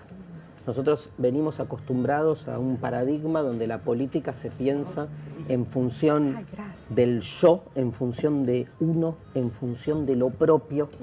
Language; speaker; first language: Spanish; native; Spanish